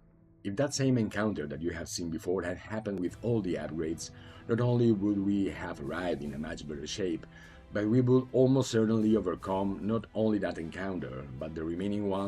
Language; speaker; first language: English; non-native, fluent; Spanish